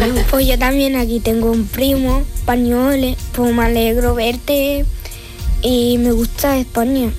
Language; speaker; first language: Spanish; non-native, learner; Arabic